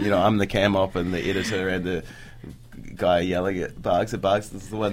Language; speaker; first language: English; native; English